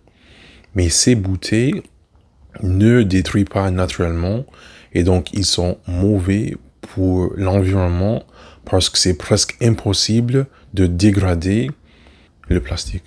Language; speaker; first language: French; non-native, learner; English